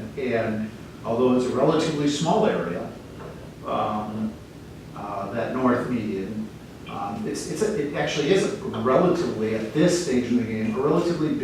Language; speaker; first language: English; native; English